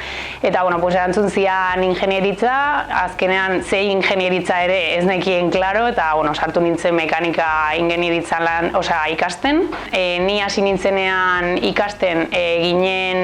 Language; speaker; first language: Basque; non-native, local second language; Spanish